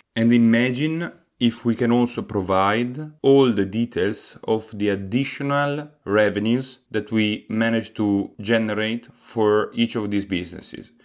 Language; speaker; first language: English; non-native, fluent; Italian